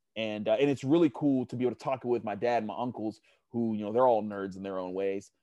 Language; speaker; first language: English; native; English